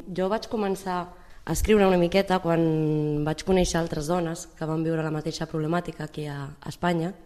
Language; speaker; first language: Catalan; early bilingual, other home language; Arabic